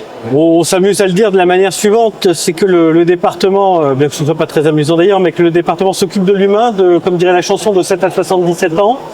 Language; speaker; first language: French; native; French